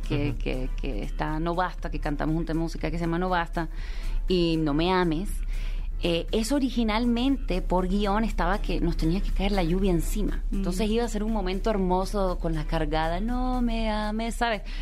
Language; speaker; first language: Spanish; early bilingual, heritage; Spanish